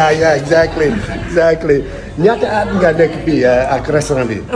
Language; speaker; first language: Wolof; non-native, fluent; English